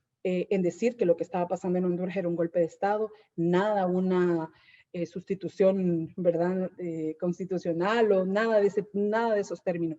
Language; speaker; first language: Spanish; native; Spanish